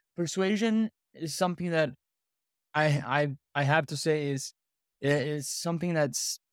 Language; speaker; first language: English; non-native, fluent; Portuguese